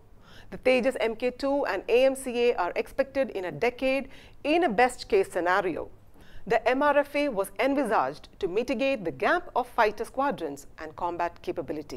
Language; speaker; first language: English; non-native, local second language; Malayalam